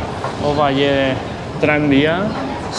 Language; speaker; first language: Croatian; non-native, learner; Spanish